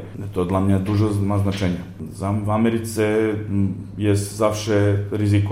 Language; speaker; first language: Polish; non-native, fluent; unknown